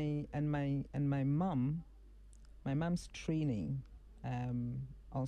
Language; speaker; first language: English; non-native, local second language; Akan